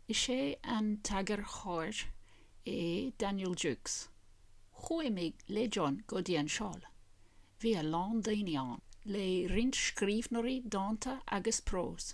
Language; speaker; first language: Irish; non-native, learner; English